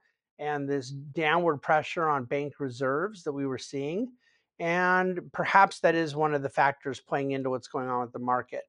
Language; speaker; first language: English; native; English